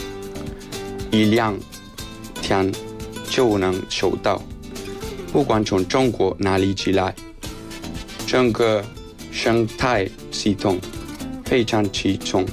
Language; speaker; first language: Chinese; non-native, fluent; Spanish